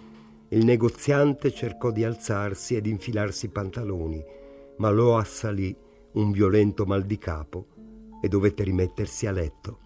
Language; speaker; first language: Italian; native; Italian